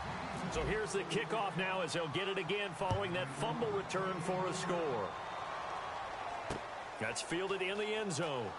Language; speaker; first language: English; native; English